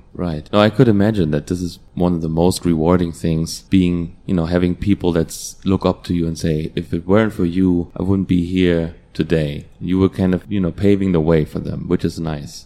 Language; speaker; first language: English; non-native, fluent; Hungarian